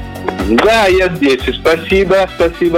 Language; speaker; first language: Russian; non-native, fluent; Italian